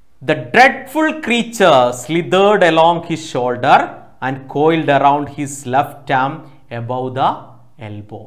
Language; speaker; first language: English; non-native, local second language; Malayalam